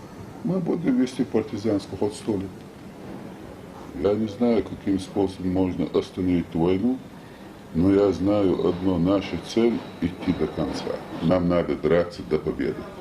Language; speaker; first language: Russian; non-native, local second language; Chechen